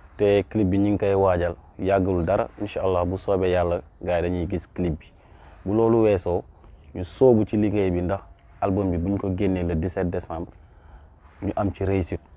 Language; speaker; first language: Wolof; non-native, local second language; Mandingo